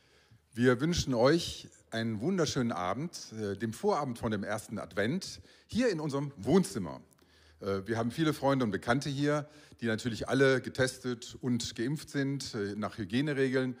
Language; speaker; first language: German; native; German